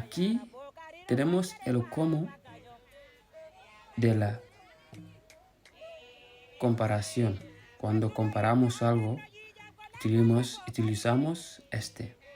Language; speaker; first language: Spanish; non-native, fluent; Fula